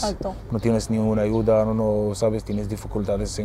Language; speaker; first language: Spanish; non-native, fluent; Arabic